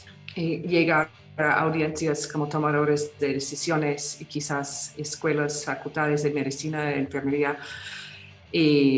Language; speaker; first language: Spanish; non-native, fluent; English